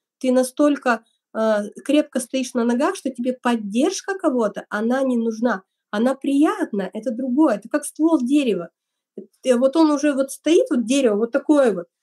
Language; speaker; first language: Russian; native; Russian